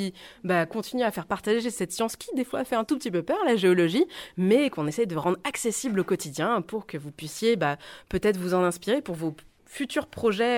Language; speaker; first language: French; native; French